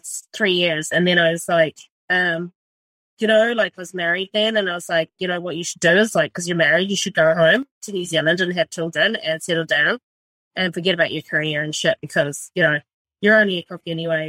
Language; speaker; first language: English; native; English